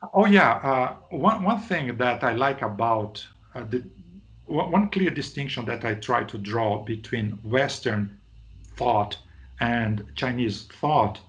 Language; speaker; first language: English; non-native, fluent; Portuguese